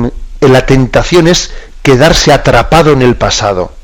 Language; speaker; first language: Spanish; native; Spanish